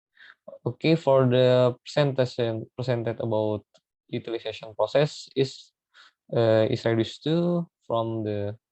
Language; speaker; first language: English; non-native, learner; Indonesian